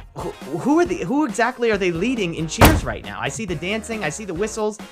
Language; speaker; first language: English; native; English